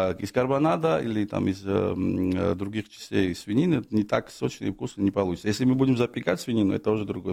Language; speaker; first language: Russian; non-native, fluent; Georgian